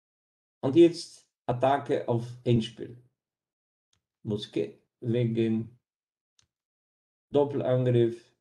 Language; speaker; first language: German; non-native, fluent; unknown